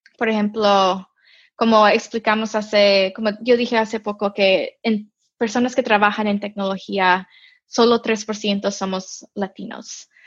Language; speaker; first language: Spanish; early bilingual, heritage; Spanish